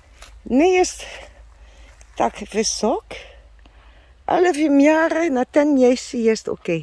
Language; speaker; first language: Polish; non-native, learner; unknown